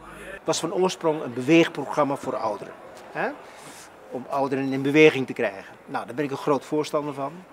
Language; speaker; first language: Dutch; early bilingual, other home language; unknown